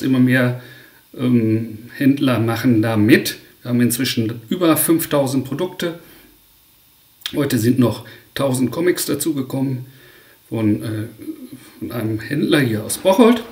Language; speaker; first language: German; native; German